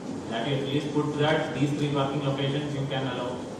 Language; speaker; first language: English; non-native, local second language; Telugu